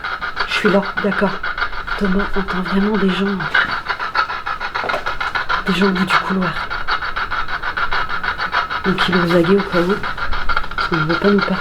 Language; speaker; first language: French; native; French